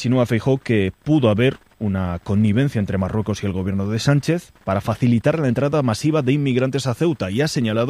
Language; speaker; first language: Spanish; native; Spanish